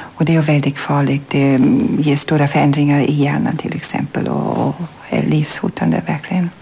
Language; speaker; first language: Swedish; non-native, fluent; German